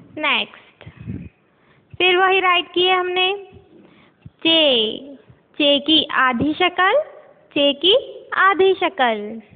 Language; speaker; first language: Hindi; native; Hindi